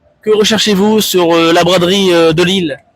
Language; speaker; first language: French; native; French